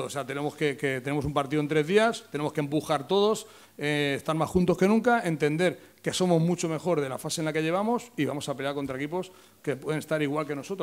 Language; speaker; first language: Spanish; native; Spanish